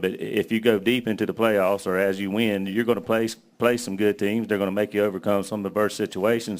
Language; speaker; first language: English; native; English